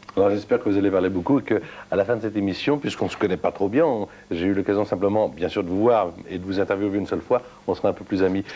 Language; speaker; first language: French; native; French